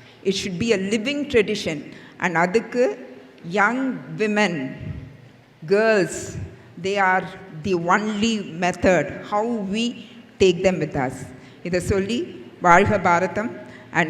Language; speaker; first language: English; non-native, local second language; Tamil